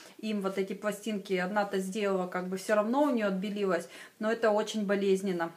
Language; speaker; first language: Russian; native; Russian